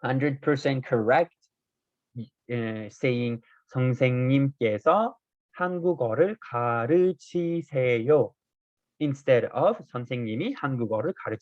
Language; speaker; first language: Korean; non-native, fluent; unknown